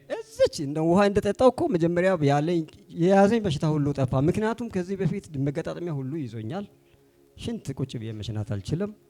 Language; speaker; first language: Amharic; non-native, local second language; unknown